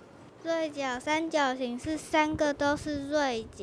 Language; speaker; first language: Chinese; native; Chinese